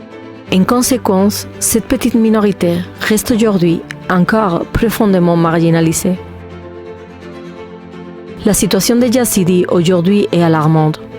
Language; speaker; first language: French; native; French